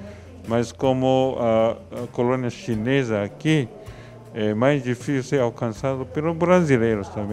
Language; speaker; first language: Portuguese; non-native, fluent; Chinese